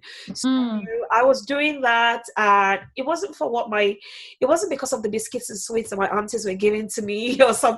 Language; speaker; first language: English; non-native, local second language; Yoruba